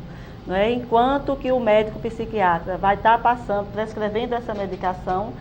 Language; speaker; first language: Portuguese; native; Portuguese